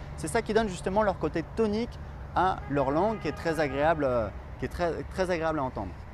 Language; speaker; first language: French; native; French